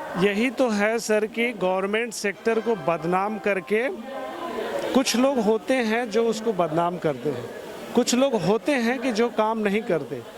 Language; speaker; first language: Hindi; native; Hindi